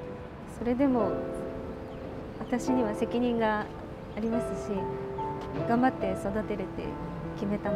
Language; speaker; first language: Japanese; native; Japanese